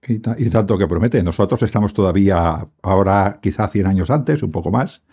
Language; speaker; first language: Spanish; native; Spanish